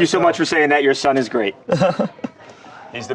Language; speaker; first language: English; native; English